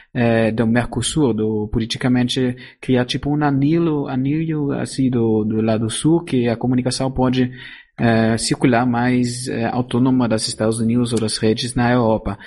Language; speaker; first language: Portuguese; non-native, fluent; German